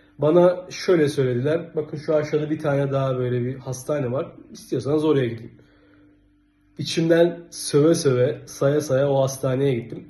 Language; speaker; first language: Turkish; native; Turkish